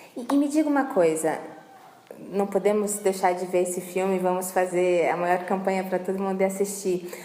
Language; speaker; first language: Portuguese; native; Portuguese